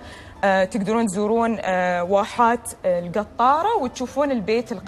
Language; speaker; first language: Arabic; native; Arabic